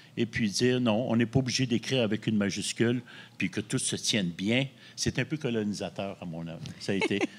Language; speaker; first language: French; native; French